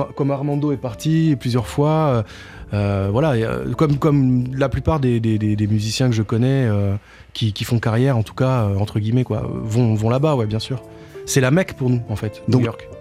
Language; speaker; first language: French; native; French